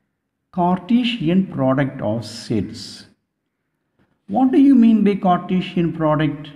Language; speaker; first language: English; non-native, local second language; Tamil